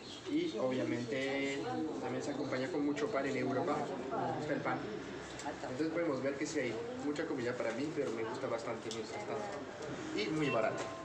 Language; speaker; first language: Spanish; non-native, fluent; French